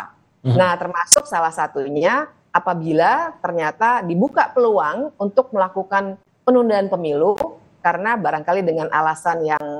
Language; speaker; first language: Indonesian; native; Indonesian